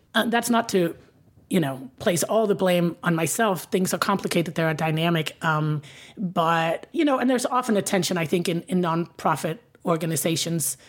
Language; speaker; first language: English; non-native, fluent; Danish